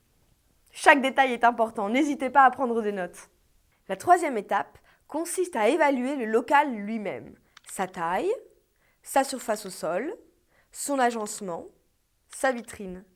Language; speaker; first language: French; native; French